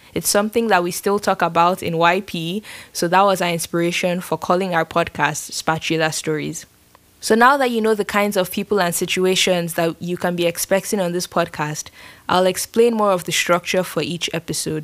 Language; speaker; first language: English; non-native, local second language; Yoruba